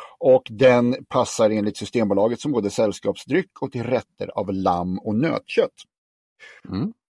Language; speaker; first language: Swedish; native; Swedish